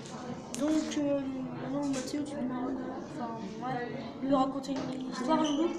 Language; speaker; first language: French; native; French